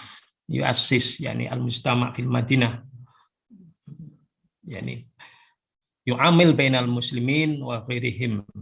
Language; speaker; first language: Arabic; non-native, fluent; Indonesian